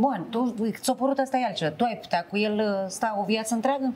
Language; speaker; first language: Romanian; native; Romanian